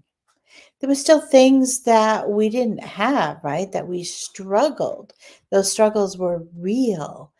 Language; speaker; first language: English; native; English